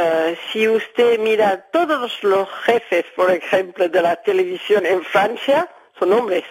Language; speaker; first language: Spanish; early bilingual, heritage; Spanish